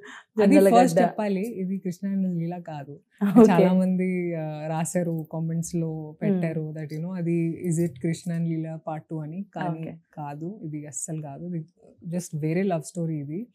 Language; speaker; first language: Telugu; non-native, fluent; Hindi